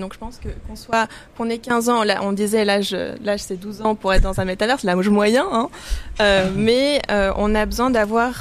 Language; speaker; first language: French; native; French